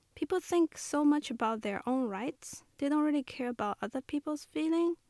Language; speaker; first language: English; non-native, fluent; Chinese